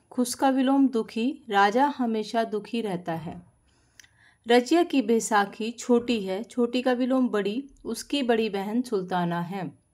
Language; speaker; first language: Hindi; native; Hindi